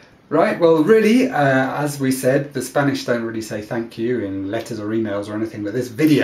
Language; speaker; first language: English; native; English